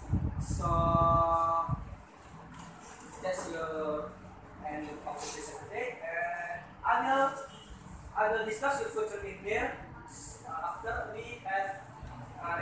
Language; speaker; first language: English; non-native, learner; Indonesian